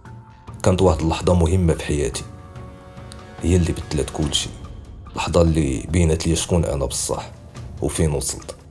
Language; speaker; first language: Arabic; native; Arabic